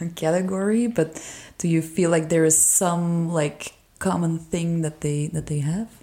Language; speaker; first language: English; non-native, fluent; Dutch